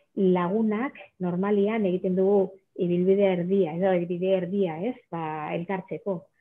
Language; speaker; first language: Basque; non-native, local second language; Spanish